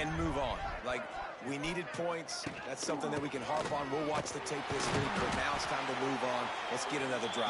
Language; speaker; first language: English; native; English